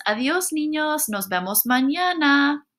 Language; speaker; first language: Spanish; non-native, fluent; English